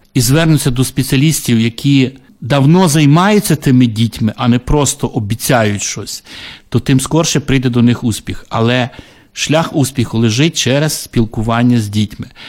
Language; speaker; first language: Ukrainian; native; Ukrainian